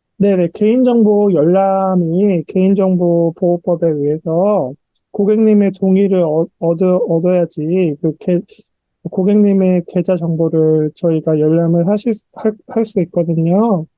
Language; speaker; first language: Korean; native; Korean